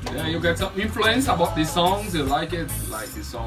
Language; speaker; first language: English; non-native, learner; Portuguese